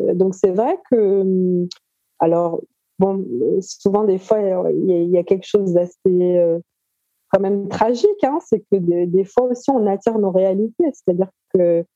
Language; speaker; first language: French; native; French